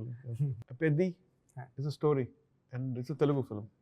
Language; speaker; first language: Telugu; non-native, learner; Tamil